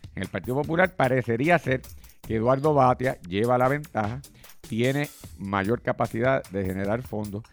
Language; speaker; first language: Spanish; native; Spanish